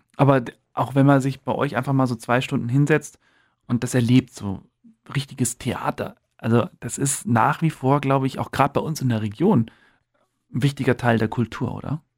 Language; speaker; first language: German; native; German